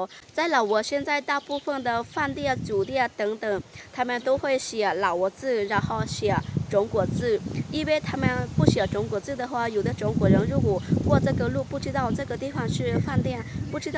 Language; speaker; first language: Chinese; non-native, fluent; Lao